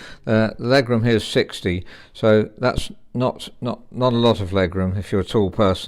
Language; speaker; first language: English; native; English